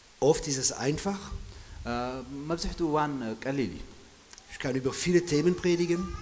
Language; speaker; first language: German; non-native, fluent; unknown